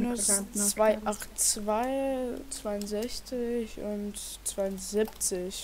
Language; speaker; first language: German; native; German